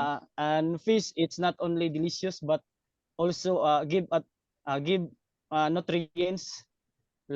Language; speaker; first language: English; non-native, learner; Cebuano